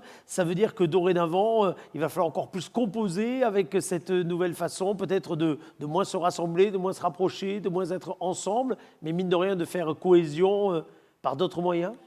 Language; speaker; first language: French; native; French